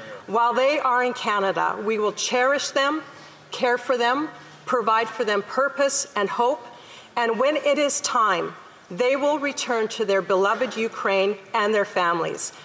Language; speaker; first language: English; native; English